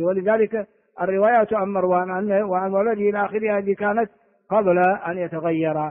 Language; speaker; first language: Arabic; non-native, fluent; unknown